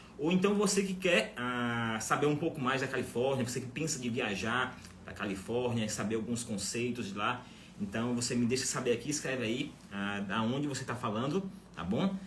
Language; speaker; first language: Portuguese; native; Portuguese